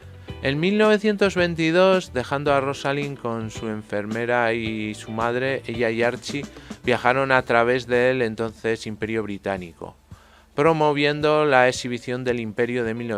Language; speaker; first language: Spanish; native; Spanish